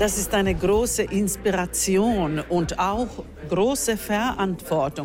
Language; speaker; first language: German; non-native, fluent; Finnish